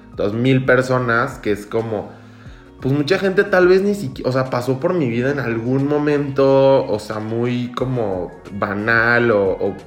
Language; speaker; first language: Spanish; native; Spanish